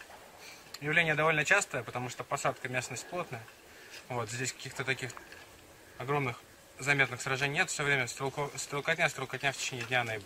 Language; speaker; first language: Russian; native; Russian